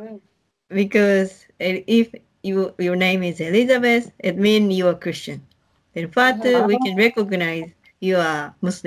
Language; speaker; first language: English; non-native, learner; Japanese